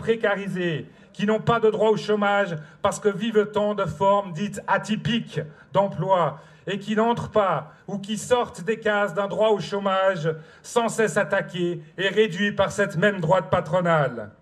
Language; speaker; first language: French; native; French